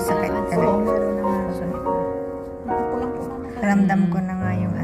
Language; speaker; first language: Filipino; non-native, local second language; Cebuano